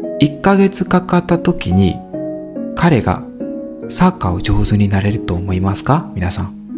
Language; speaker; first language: Japanese; non-native, learner; Burmese